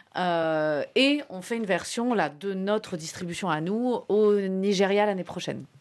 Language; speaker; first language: French; native; French